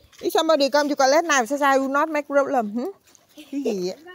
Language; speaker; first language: English; non-native, learner; Vietnamese